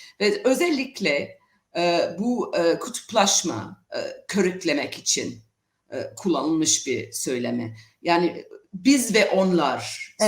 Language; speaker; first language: Turkish; non-native, fluent; English